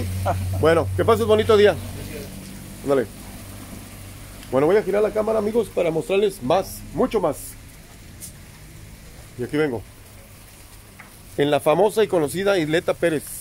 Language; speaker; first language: Spanish; native; Spanish